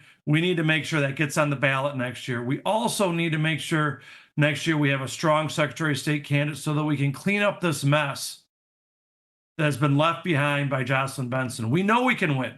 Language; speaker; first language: English; native; English